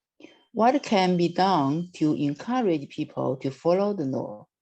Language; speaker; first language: English; non-native, learner; Chinese